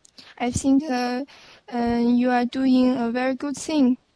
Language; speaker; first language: English; non-native, learner; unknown